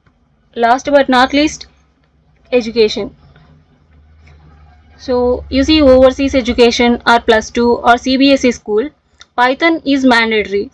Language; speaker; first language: English; non-native, local second language; Telugu